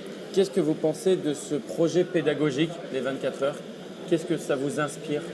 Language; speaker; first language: French; native; French